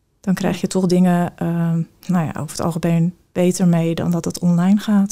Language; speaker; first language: Dutch; native; Dutch